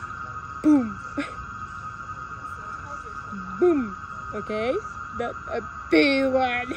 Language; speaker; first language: English; non-native, learner; French